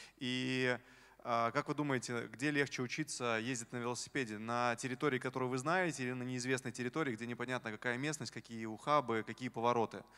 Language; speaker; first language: Russian; native; Russian